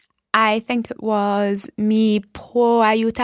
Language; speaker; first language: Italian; non-native, learner; English